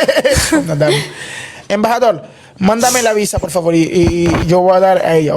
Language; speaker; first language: Spanish; non-native, learner; Haitian Creole